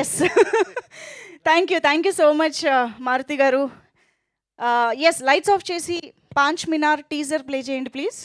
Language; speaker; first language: Telugu; native; Telugu